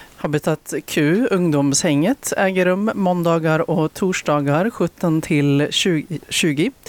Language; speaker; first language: Swedish; native; Swedish